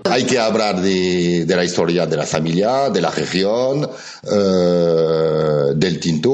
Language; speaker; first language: Spanish; non-native, learner; French